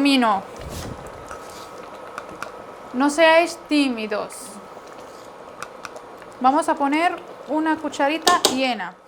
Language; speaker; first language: Spanish; non-native, fluent; Arabic